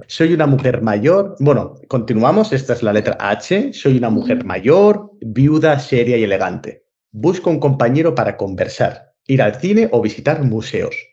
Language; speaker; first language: Spanish; native; Spanish